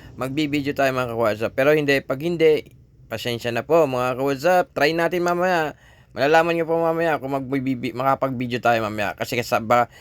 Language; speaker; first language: Filipino; native; Filipino